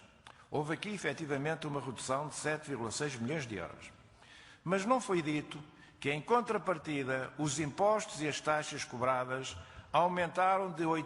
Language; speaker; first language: Portuguese; native; Portuguese